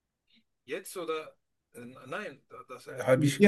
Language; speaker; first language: German; non-native, learner; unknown